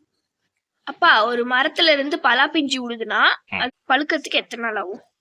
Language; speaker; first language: Tamil; native; Tamil